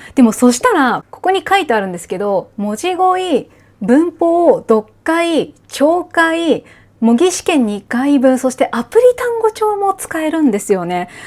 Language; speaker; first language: Japanese; native; Japanese